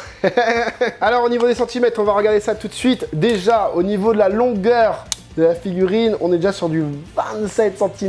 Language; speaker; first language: French; native; French